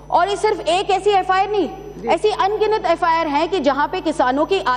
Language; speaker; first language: Hindi; non-native, local second language; Marathi